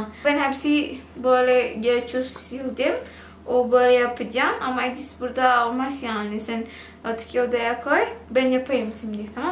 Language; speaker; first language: Turkish; non-native, learner; Indonesian